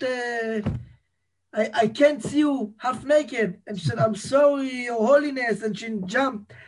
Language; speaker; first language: English; non-native, fluent; Hebrew